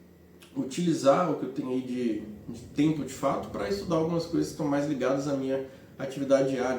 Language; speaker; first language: Portuguese; native; Portuguese